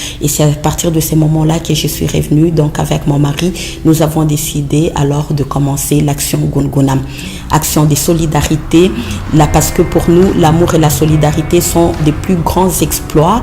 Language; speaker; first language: French; non-native, local second language; Swahili